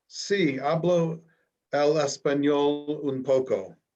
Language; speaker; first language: Spanish; non-native, learner; English